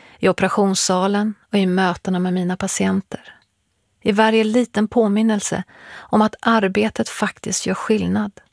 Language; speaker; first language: Swedish; early bilingual, other home language; Persian